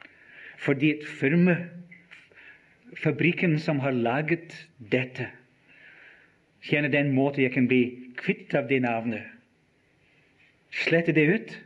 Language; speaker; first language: Swedish; non-native, learner; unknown